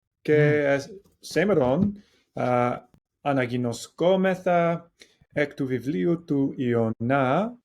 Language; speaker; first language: Greek; non-native, learner; English